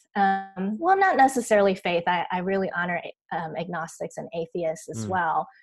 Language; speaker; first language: English; early bilingual, other home language; Chinese